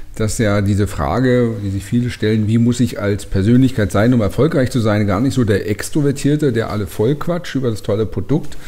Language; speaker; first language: German; native; German